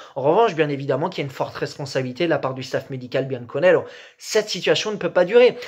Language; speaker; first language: French; native; French